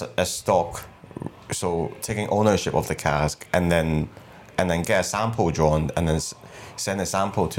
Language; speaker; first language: English; non-native, local second language; Cantonese